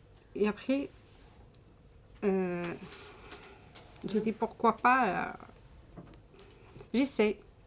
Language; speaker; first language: French; non-native, learner; Arabic